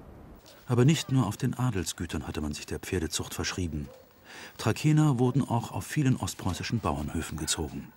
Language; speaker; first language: German; native; German